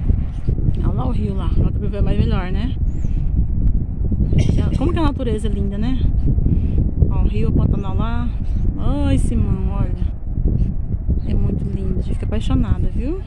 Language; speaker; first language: Portuguese; native; Portuguese